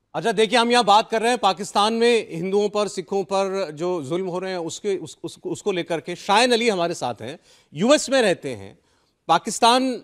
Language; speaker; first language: Hindi; native; Hindi